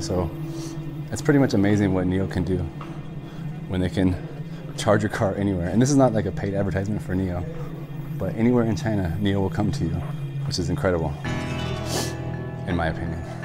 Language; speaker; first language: English; native; English